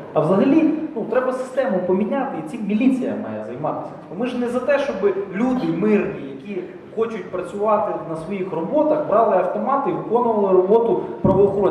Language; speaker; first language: Ukrainian; native; Ukrainian